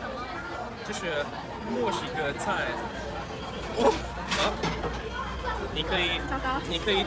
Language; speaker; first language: Chinese; non-native, learner; English